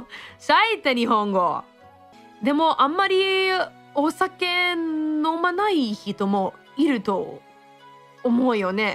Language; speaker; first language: Japanese; non-native, fluent; English